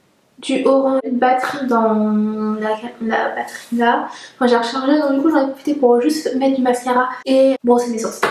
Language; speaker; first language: French; native; French